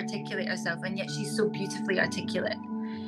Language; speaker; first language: English; native; English